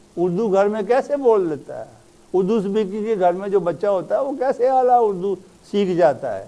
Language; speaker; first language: Urdu; native; Urdu